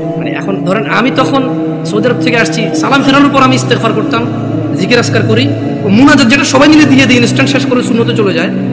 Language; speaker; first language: Bangla; early bilingual, heritage; Bangla